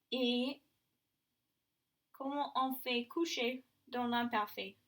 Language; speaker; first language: French; non-native, fluent; English